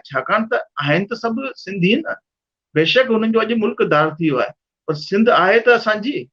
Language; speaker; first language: Sindhi; early bilingual, heritage; Sindhi